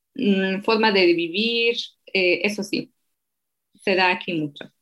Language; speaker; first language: Spanish; non-native, fluent; Slovak